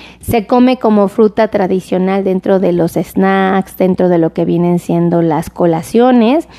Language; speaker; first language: Spanish; native; Spanish